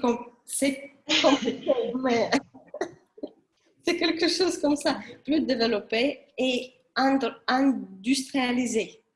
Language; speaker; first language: French; non-native, learner; Russian